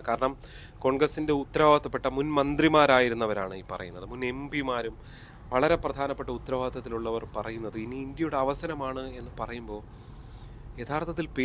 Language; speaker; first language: Malayalam; native; Malayalam